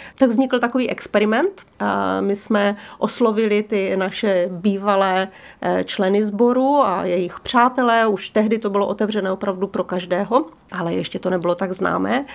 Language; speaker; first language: Czech; native; Czech